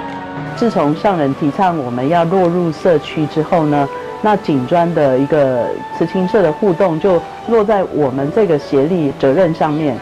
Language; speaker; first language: Chinese; native; Chinese